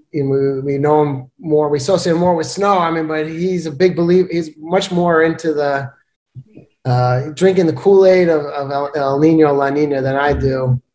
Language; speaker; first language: English; native; English